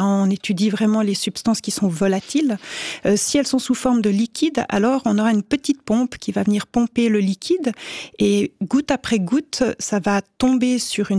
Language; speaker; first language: French; native; French